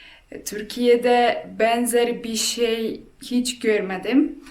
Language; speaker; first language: Turkish; non-native, fluent; Polish